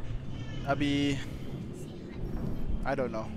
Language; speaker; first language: English; non-native, local second language; Malay